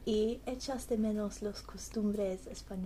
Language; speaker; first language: Spanish; non-native, learner; English